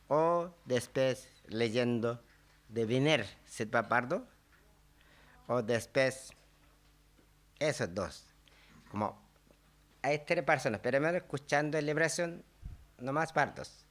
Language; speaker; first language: Spanish; non-native, learner; Tibetan